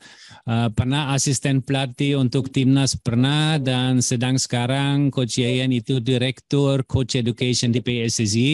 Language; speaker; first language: Indonesian; non-native, fluent; German